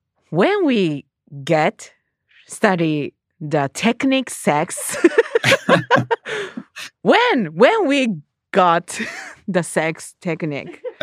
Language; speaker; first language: English; non-native, learner; Japanese